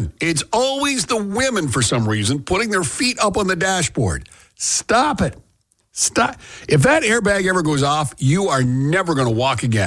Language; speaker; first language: English; native; English